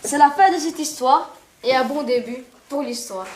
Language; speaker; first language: French; native; French